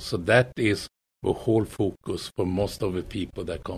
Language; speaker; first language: English; non-native, fluent; Swedish